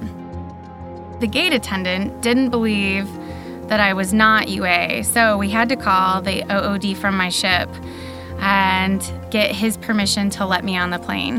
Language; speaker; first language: English; native; English